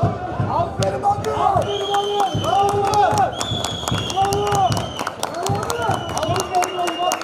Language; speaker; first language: Turkish; native; Turkish